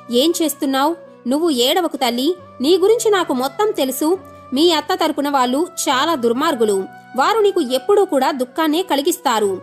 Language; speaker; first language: Telugu; native; Telugu